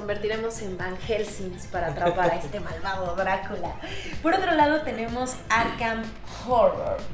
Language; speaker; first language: Spanish; native; Spanish